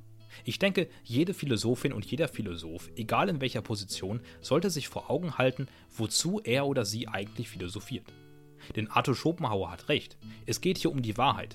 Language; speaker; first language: German; native; German